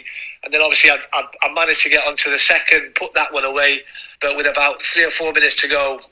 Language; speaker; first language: English; non-native, local second language; Welsh